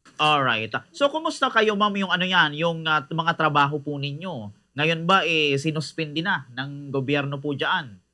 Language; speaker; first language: Filipino; non-native, local second language; Bikol